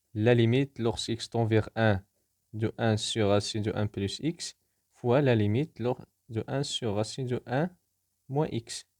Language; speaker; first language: French; non-native, local second language; Arabic